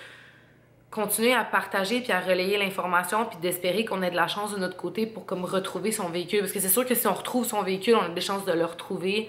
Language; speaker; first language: French; native; French